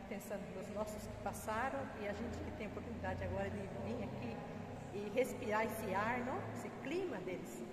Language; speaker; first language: Portuguese; native; Portuguese